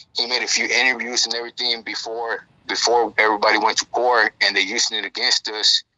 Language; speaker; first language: English; native; English